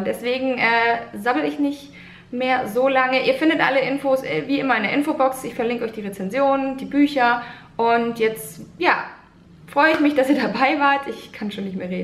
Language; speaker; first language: German; native; German